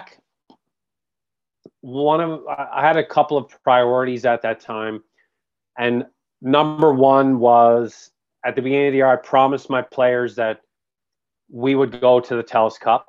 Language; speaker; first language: English; native; English